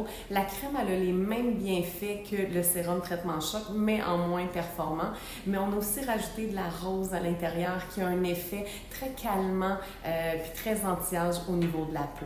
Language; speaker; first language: French; native; French